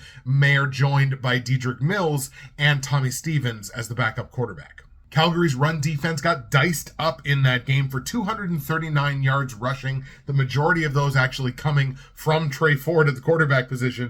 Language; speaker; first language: English; native; English